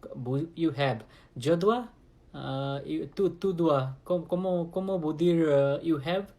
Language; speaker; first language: French; non-native, learner; Nepali